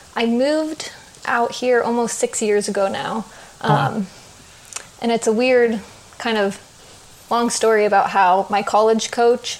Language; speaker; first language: English; native; English